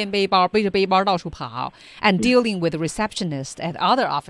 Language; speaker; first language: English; non-native, fluent; Chinese